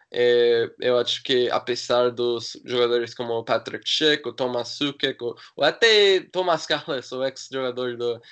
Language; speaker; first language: Portuguese; non-native, learner; English